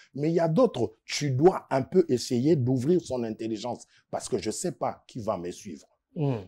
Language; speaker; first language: French; non-native, local second language; Lingala